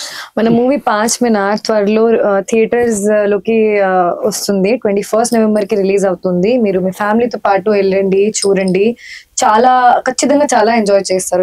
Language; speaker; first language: Telugu; non-native, learner; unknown